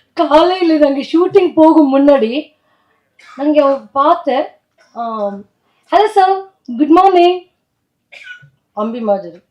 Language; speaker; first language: Tamil; non-native, learner; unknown